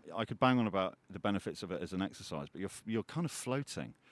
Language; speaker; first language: English; native; English